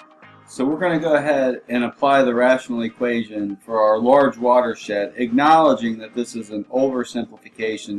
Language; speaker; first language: English; native; English